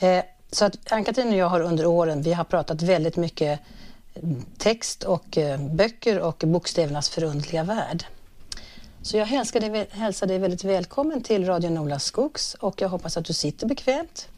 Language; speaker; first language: Swedish; native; Swedish